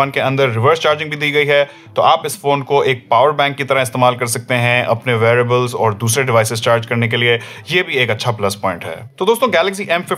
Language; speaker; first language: Urdu; native; Urdu